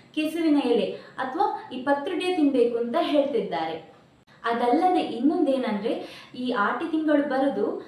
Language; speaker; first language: Kannada; non-native, local second language; Tulu